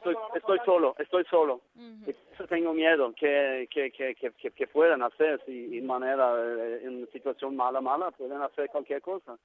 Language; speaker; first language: Spanish; non-native, learner; Norwegian